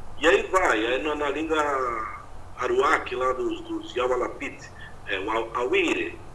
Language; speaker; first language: Portuguese; native; Portuguese